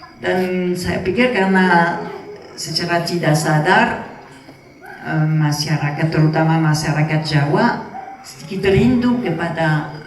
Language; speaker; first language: Indonesian; non-native, fluent; French